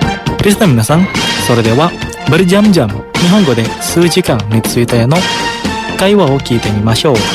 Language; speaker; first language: Japanese; non-native, fluent; Indonesian